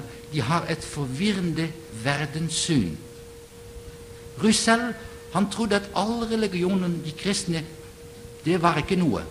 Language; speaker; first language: Norwegian; non-native, fluent; Dutch